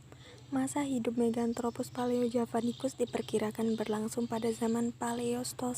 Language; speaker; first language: Indonesian; native; Indonesian